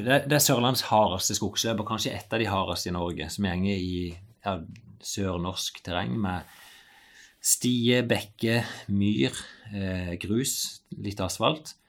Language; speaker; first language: Norwegian; native; Norwegian